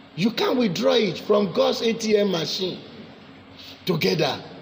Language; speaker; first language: English; non-native, local second language; Yoruba